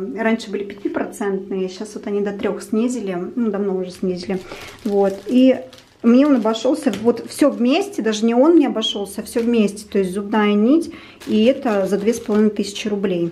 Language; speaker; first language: Russian; native; Russian